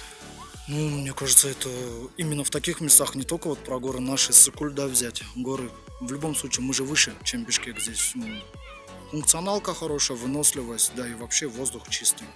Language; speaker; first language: Russian; native; Russian